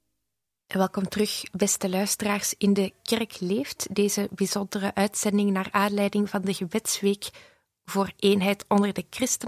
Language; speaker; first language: Dutch; native; Dutch